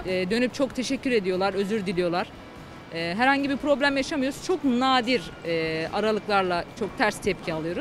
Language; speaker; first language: Turkish; native; Turkish